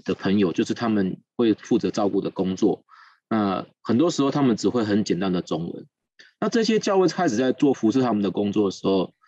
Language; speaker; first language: Chinese; native; Chinese